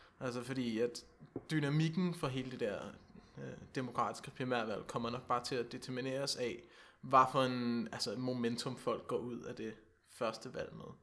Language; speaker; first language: Danish; native; Danish